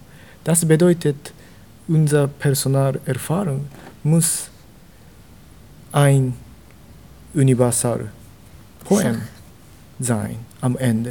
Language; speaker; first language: German; non-native, learner; Japanese